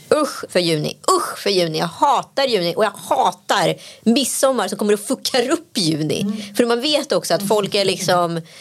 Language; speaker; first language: Swedish; native; Swedish